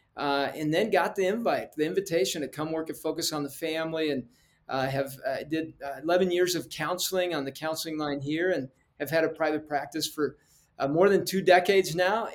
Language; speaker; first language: English; early bilingual, other home language; Spanish